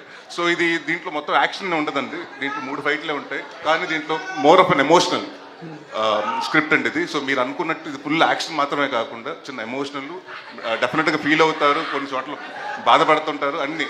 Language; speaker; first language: Telugu; native; Telugu